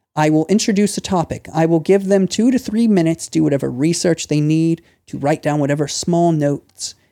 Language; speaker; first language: English; native; English